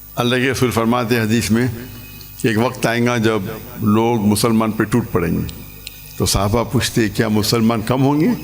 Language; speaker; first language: Urdu; non-native, local second language; English